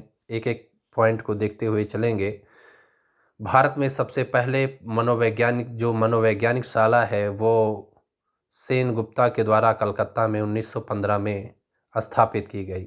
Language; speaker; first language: Hindi; native; Hindi